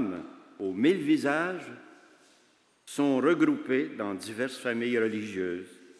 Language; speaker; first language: French; native; French